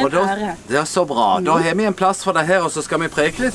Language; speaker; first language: Norwegian; native; Norwegian